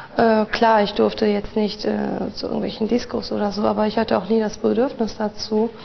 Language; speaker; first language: German; early bilingual, other home language; Turkish